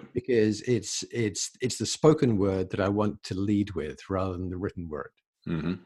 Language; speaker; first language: English; native; English